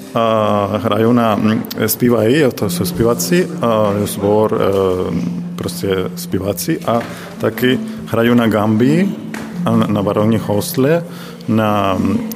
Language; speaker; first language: Czech; non-native, learner; Spanish